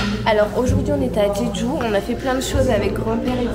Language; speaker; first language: French; native; French